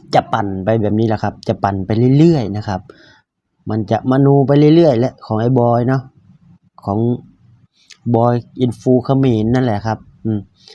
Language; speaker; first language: Thai; native; Thai